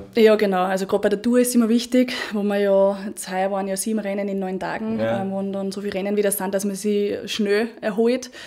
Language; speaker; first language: German; native; German